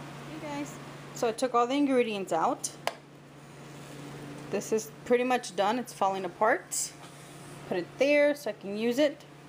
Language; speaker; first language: English; early bilingual, other home language; Spanish